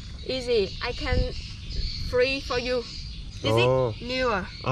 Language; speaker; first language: English; non-native, learner; Vietnamese